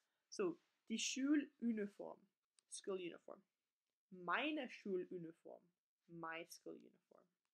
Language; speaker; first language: English; native; English